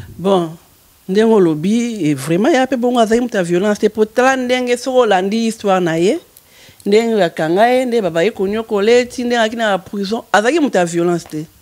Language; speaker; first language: Lingala; non-native, local second language; Kongo